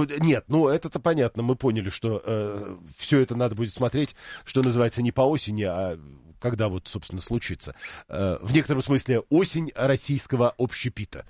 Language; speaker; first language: Russian; native; Russian